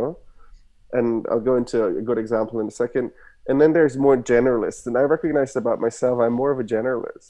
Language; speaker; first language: English; non-native, fluent; German